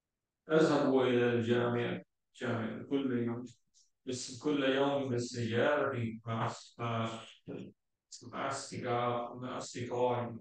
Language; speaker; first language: Arabic; non-native, learner; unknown